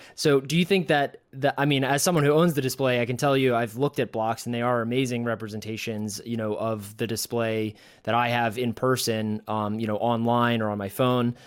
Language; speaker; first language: English; native; English